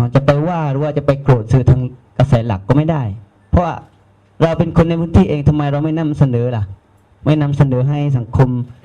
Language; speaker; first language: Thai; non-native, local second language; Malay